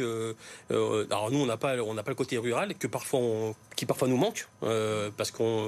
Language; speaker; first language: French; native; French